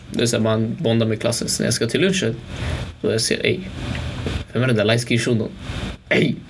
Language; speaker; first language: Swedish; early bilingual, other home language; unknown